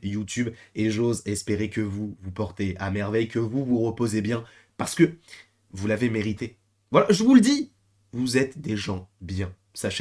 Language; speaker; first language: French; native; French